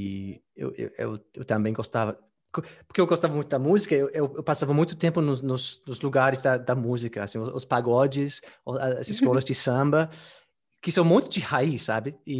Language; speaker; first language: Portuguese; non-native, fluent; English